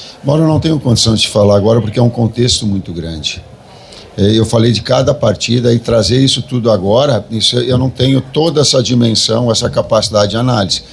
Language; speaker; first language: Portuguese; native; Portuguese